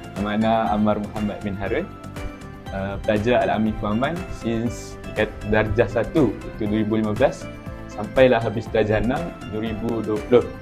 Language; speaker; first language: Malay; native; Malay